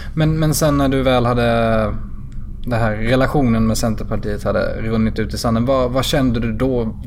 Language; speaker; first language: Swedish; native; Swedish